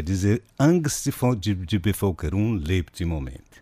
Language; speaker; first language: German; non-native, fluent; Portuguese